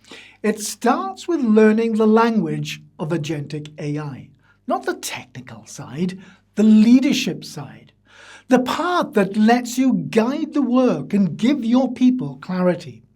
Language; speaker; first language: English; native; English